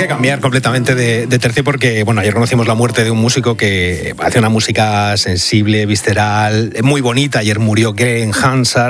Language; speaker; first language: Spanish; native; Spanish